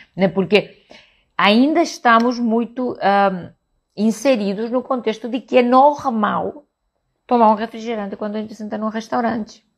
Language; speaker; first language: Portuguese; non-native, fluent; Catalan